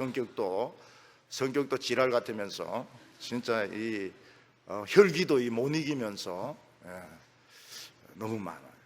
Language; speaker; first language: Korean; native; Korean